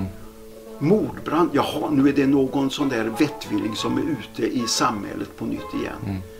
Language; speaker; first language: Swedish; native; Swedish